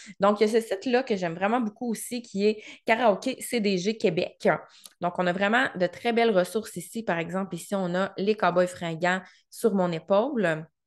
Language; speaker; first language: French; native; French